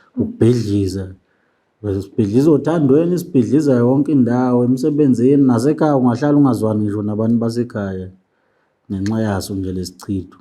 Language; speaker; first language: Zulu; native; Zulu